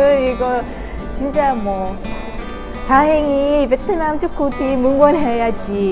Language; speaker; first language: Korean; non-native, learner; Vietnamese